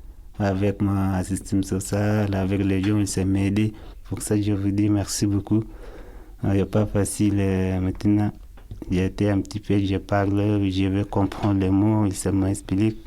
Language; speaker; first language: French; non-native, learner; Arabic